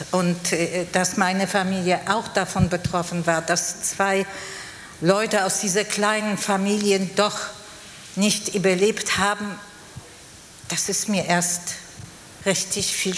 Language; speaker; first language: German; non-native, fluent; Polish